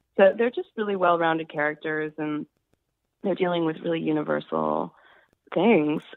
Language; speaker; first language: English; native; English